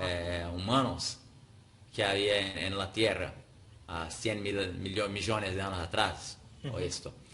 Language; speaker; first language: Spanish; non-native, fluent; Portuguese